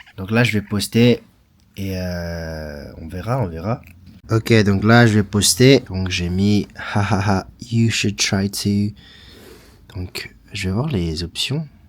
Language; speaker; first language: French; native; French